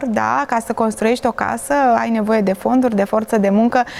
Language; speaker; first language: Romanian; native; Romanian